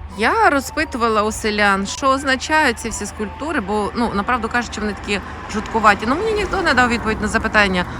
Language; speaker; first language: Ukrainian; native; Ukrainian